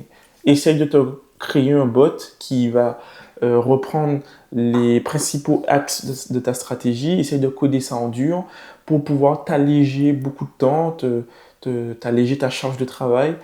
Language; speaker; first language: French; native; French